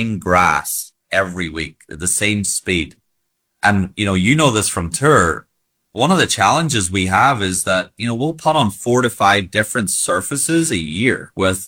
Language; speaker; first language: English; native; English